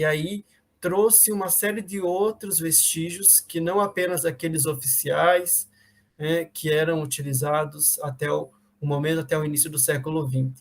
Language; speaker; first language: Portuguese; native; Portuguese